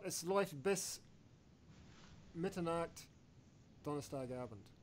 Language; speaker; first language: German; non-native, learner; English